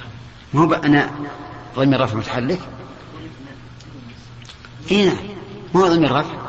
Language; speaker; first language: Arabic; native; Arabic